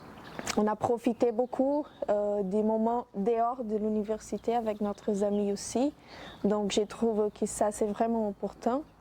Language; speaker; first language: French; non-native, fluent; Portuguese